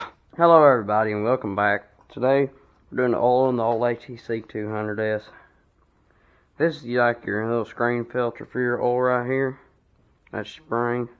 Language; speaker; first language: English; native; English